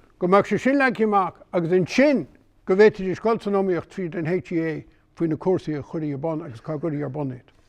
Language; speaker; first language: Irish; native; Irish